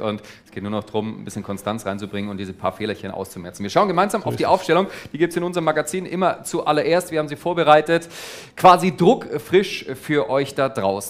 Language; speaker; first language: German; native; German